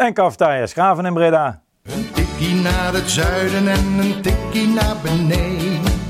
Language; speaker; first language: Dutch; native; Dutch